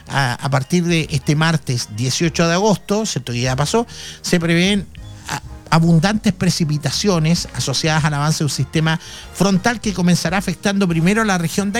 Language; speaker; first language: Spanish; native; Spanish